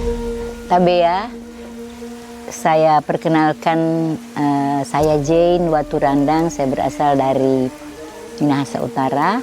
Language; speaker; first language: Indonesian; native; Indonesian